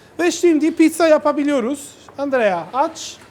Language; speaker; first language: Turkish; non-native, learner; Italian